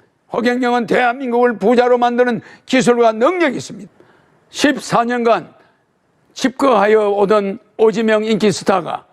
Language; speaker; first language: Korean; native; Korean